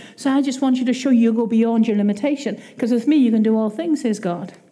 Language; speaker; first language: English; native; English